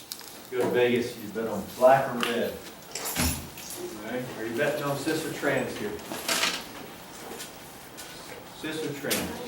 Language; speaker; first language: English; native; English